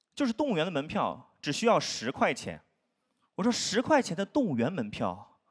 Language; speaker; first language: Chinese; native; Chinese